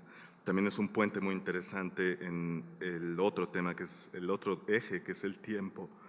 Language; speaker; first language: Spanish; native; Spanish